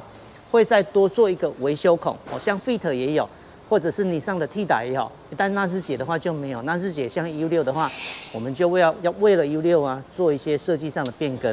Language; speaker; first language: Chinese; native; Chinese